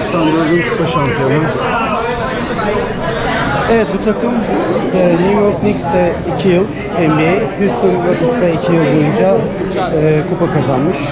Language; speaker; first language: Turkish; native; Turkish